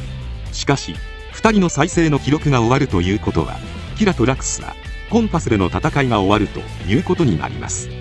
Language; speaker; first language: Japanese; native; Japanese